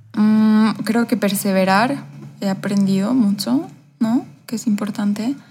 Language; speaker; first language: Spanish; native; Spanish